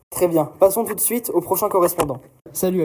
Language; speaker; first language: French; native; French